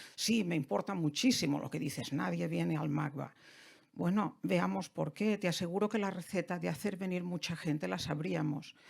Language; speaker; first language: Spanish; non-native, local second language; Catalan